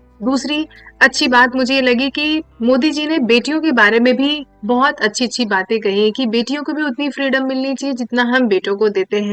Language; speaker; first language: Hindi; native; Hindi